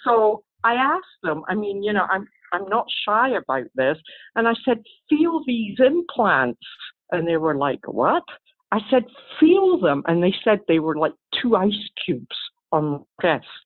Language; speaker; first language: English; native; English